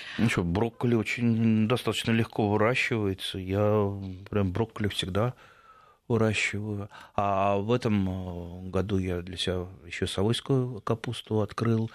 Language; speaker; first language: Russian; native; Russian